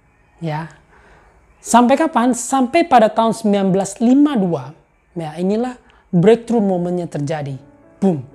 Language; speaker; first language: Indonesian; native; Indonesian